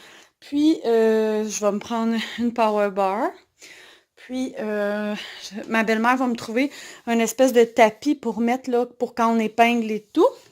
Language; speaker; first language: French; native; French